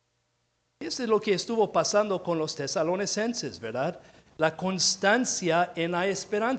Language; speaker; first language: Spanish; non-native, fluent; English